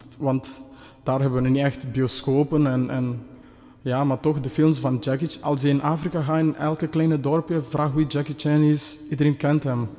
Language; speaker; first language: Dutch; non-native, fluent; Kinyarwanda